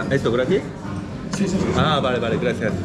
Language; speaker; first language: Spanish; non-native, learner; Korean